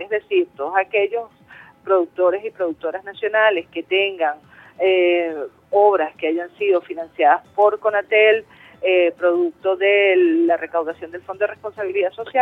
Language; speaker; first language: Spanish; native; Spanish